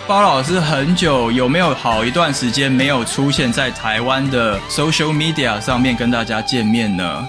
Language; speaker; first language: Chinese; native; Chinese